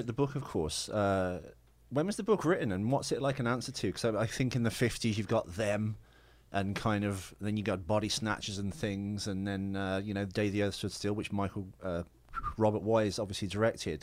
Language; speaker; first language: English; native; English